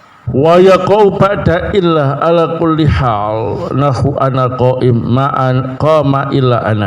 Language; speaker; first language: Arabic; non-native, fluent; Indonesian